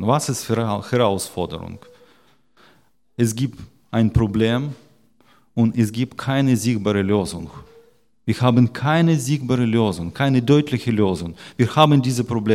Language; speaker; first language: German; non-native, learner; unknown